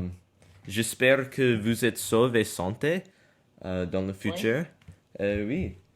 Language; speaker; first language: French; non-native, learner; English